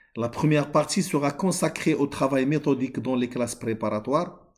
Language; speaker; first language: French; non-native, local second language; Arabic